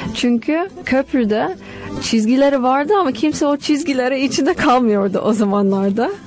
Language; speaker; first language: Turkish; non-native, fluent; English